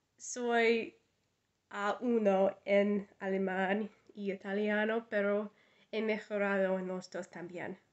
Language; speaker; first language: Spanish; non-native, learner; English